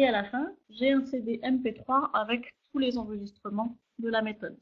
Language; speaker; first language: French; native; French